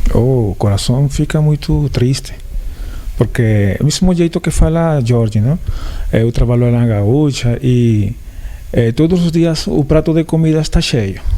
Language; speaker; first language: Portuguese; non-native, fluent; Spanish